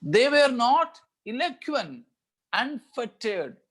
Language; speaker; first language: English; non-native, local second language; Malayalam